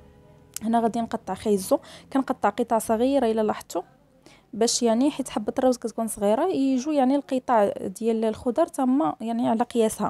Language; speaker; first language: Arabic; native; Arabic